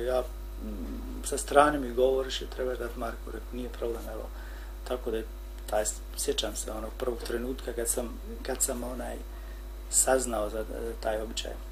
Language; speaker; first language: Croatian; non-native, fluent; Albanian